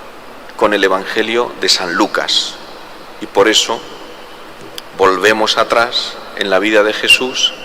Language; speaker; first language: Spanish; native; Spanish